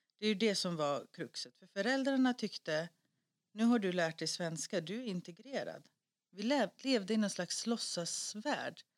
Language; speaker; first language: Swedish; early bilingual, other home language; Greek